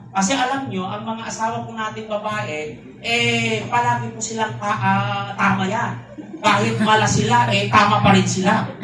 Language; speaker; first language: Filipino; non-native, local second language; Iloko